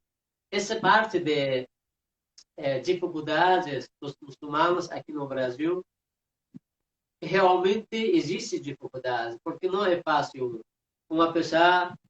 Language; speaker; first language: Portuguese; non-native, fluent; Persian